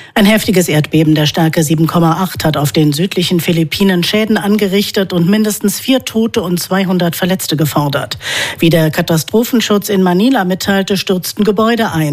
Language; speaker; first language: German; native; German